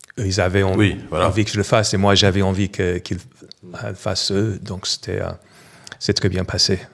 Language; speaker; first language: French; non-native, fluent; English